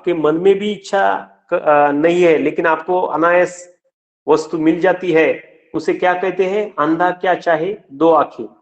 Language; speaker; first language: Hindi; non-native, local second language; Marathi